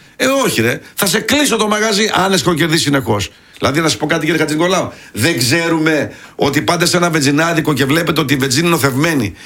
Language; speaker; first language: Greek; early bilingual, heritage; Greek